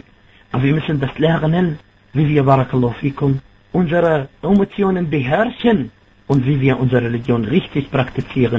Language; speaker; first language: German; non-native, fluent; Arabic